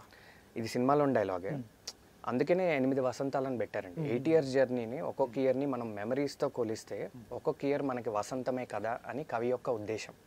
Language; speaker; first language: Telugu; native; Telugu